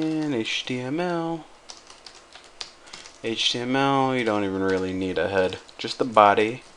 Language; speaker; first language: English; native; English